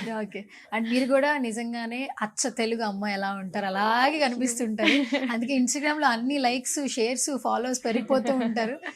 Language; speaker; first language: Telugu; native; Telugu